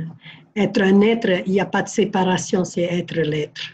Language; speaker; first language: French; non-native, fluent; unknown